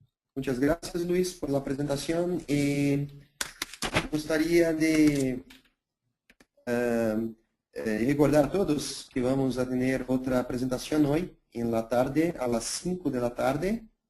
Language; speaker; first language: Spanish; non-native, fluent; Portuguese